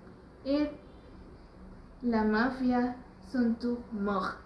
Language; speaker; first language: French; non-native, learner; Spanish